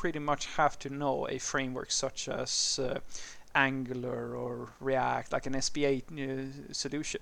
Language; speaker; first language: English; non-native, fluent; Swedish